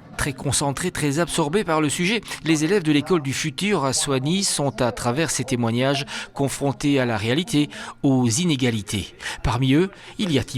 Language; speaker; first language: French; native; French